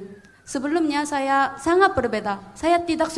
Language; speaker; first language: Indonesian; non-native, fluent; Korean